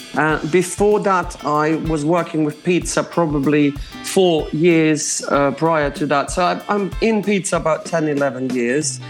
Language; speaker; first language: English; non-native, fluent; Croatian